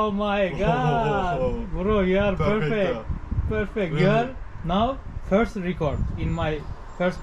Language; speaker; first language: English; non-native, learner; Turkish